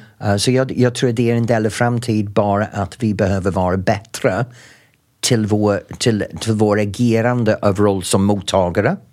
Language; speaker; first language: Swedish; non-native, fluent; English